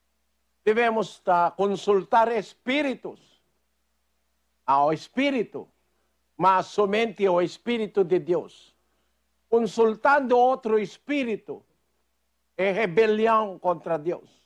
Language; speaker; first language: Portuguese; non-native, fluent; Filipino